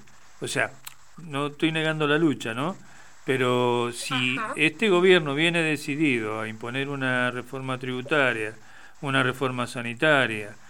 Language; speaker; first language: Spanish; native; Spanish